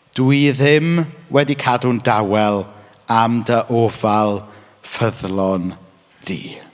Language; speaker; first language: Welsh; native; Welsh